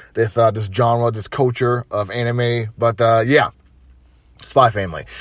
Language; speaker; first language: English; native; English